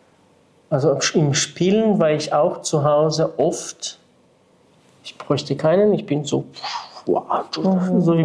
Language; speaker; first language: German; non-native, fluent; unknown